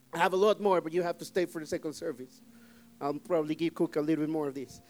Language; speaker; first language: English; non-native, fluent; Spanish